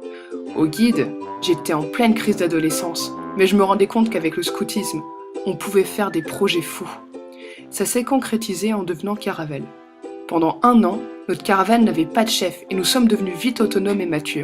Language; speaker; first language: French; native; French